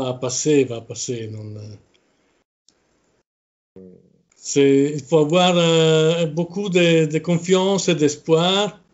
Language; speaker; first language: French; non-native, fluent; Italian